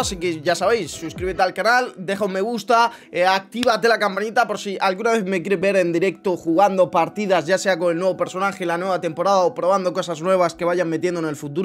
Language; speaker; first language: Spanish; native; Spanish